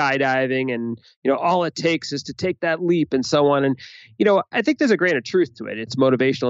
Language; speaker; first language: English; native; English